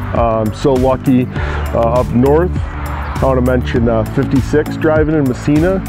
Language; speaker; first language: English; native; English